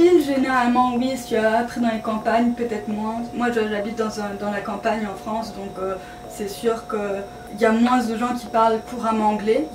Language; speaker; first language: French; native; French